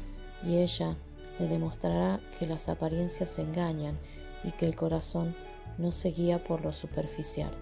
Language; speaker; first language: Spanish; native; Spanish